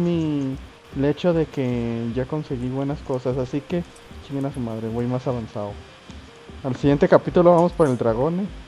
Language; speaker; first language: Spanish; native; Spanish